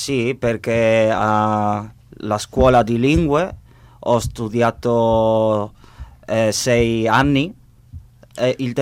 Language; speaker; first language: Italian; non-native, learner; Spanish